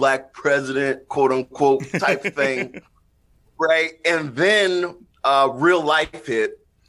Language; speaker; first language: English; native; English